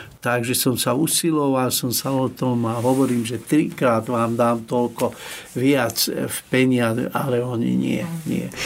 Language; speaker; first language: Slovak; non-native, local second language; Hungarian